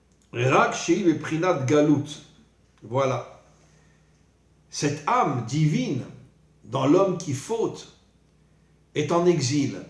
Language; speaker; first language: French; native; French